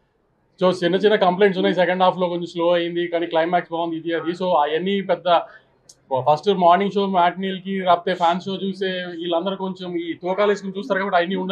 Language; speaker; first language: Telugu; native; Telugu